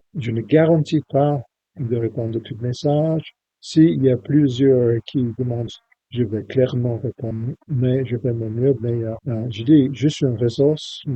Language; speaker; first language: French; non-native, fluent; English